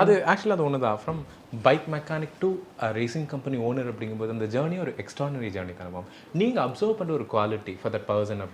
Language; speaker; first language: Tamil; native; Tamil